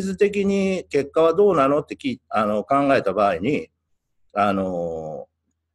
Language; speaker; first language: Japanese; native; Japanese